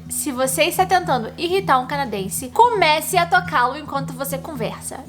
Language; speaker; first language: Portuguese; native; Portuguese